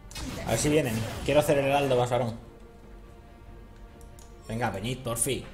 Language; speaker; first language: Spanish; native; Spanish